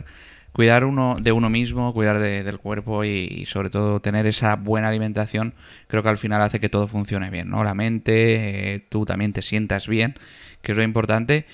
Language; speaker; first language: Spanish; native; Spanish